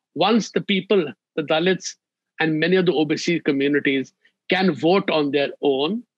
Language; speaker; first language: English; non-native, local second language; Hindi